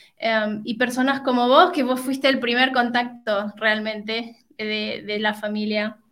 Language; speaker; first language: Spanish; native; Spanish